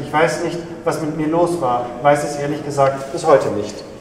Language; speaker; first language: German; native; German